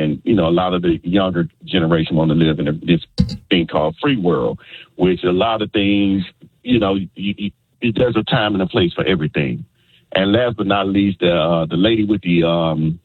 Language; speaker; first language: English; native; English